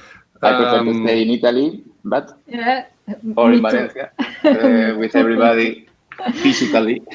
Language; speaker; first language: English; non-native, learner; Spanish